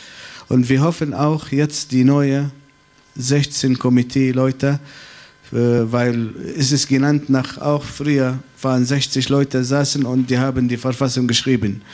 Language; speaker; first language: German; non-native, fluent; Arabic